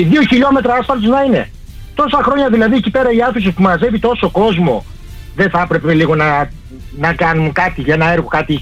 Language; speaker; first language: Greek; native; Greek